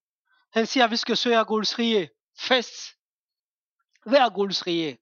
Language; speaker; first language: Danish; non-native, fluent; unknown